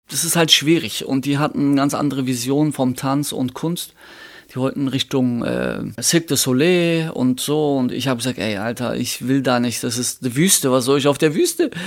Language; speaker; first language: German; early bilingual, other home language; Turkish